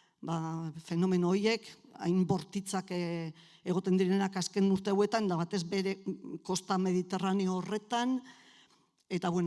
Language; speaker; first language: Basque; native; Basque